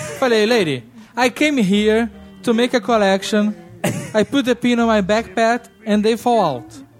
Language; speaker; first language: English; non-native, learner; Portuguese